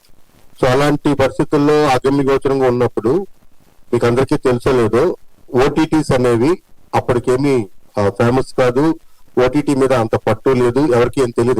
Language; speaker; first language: Telugu; native; Telugu